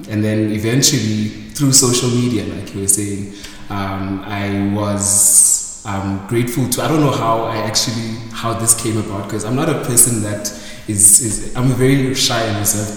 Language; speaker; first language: English; non-native, local second language; Xhosa